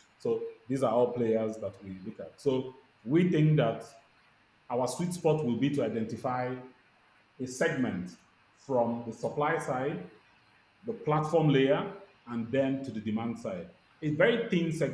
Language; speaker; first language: English; non-native, local second language; Igbo